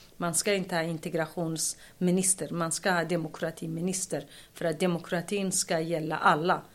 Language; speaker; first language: Swedish; non-native, fluent; Kurdish